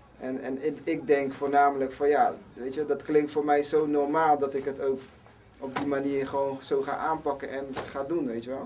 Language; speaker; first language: Dutch; native; Dutch